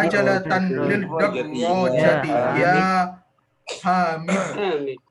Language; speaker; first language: Arabic; non-native, learner; Indonesian